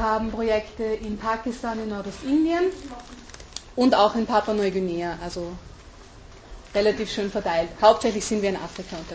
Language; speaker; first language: German; native; German